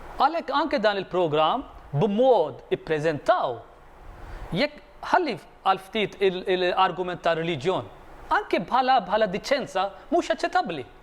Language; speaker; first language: Maltese; non-native, fluent; Arabic